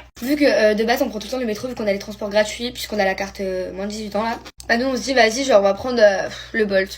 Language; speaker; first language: French; native; French